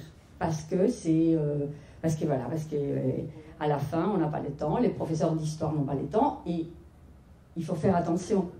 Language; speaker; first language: French; non-native, fluent; Spanish